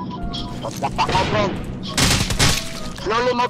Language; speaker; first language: English; non-native, local second language; Cebuano